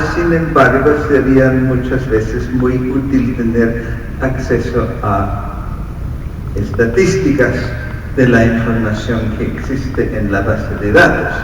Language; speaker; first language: Spanish; non-native, fluent; English